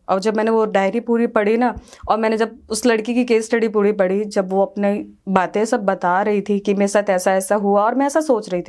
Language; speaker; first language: Hindi; native; Hindi